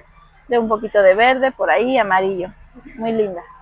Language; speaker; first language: Spanish; native; Spanish